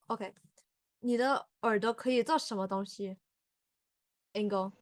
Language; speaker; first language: Chinese; early bilingual, heritage; English